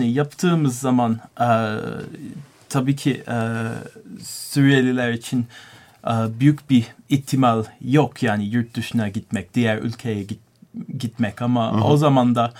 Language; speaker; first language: Turkish; non-native, learner; English